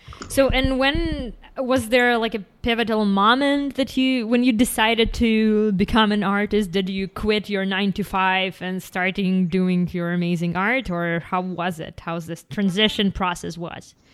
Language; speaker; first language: English; non-native, fluent; Ukrainian